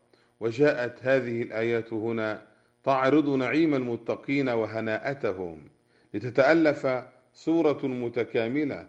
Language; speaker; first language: Arabic; native; Arabic